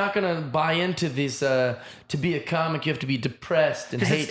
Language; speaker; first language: English; native; English